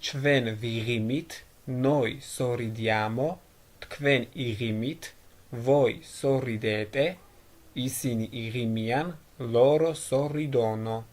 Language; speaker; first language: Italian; non-native, fluent; Georgian